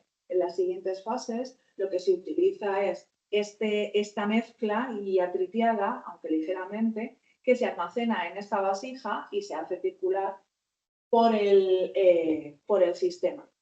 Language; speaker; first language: Spanish; native; Spanish